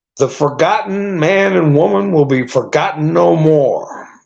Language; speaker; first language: English; native; English